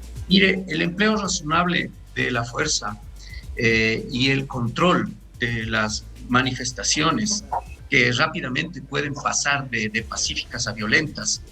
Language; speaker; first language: Spanish; native; Spanish